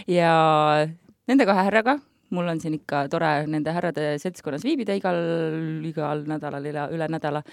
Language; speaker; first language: Estonian; native; Estonian